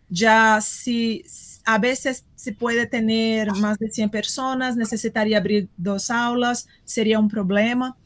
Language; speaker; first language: Spanish; non-native, fluent; Portuguese